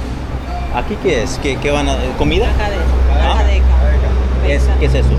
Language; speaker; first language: Spanish; early bilingual, heritage; Spanish